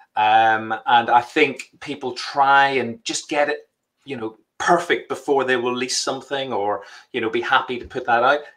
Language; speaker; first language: English; native; English